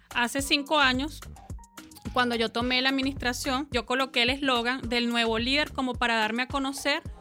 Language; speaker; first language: Spanish; early bilingual, other home language; Portuguese